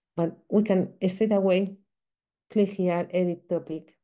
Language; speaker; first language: English; non-native, fluent; Spanish